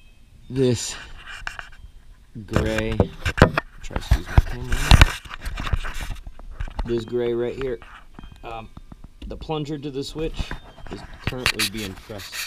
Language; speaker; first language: English; native; English